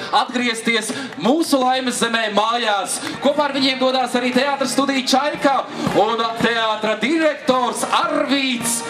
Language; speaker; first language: Latvian; native; Latvian